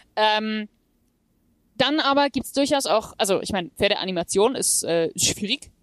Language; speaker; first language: German; native; German